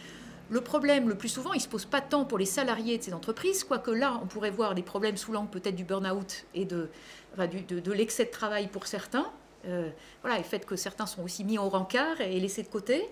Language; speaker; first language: French; native; French